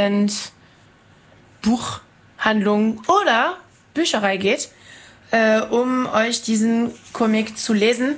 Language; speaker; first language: German; non-native, fluent; French